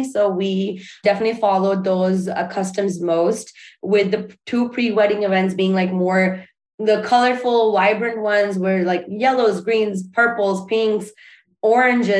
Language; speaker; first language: English; non-native, local second language; Urdu